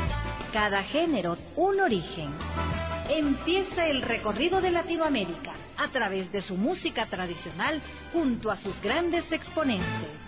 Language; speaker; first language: Spanish; native; Spanish